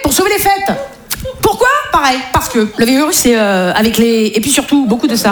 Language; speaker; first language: French; native; French